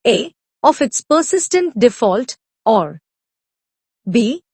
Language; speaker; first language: English; non-native, local second language; Telugu